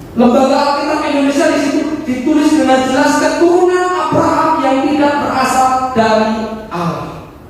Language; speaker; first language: Indonesian; non-native, local second language; Javanese